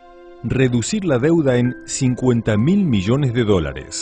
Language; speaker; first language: Spanish; native; Spanish